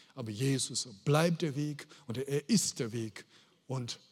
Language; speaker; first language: German; non-native, fluent; Chinese